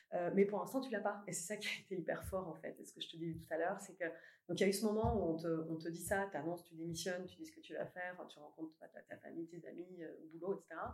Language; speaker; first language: French; native; French